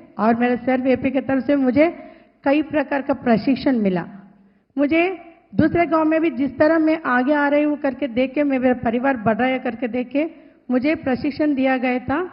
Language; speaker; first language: Hindi; non-native, local second language; Telugu